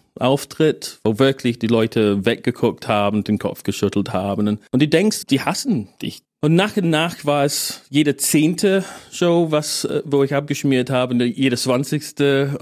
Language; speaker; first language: German; non-native, fluent; English